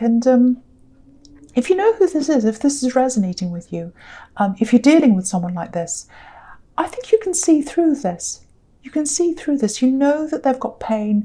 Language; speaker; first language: English; native; English